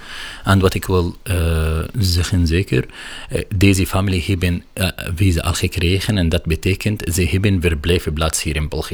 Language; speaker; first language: Dutch; non-native, learner; Arabic